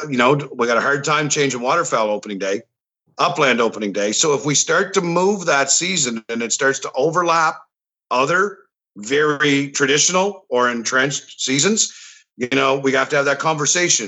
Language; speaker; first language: English; native; English